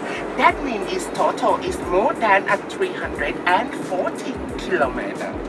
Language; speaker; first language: English; non-native, learner; Thai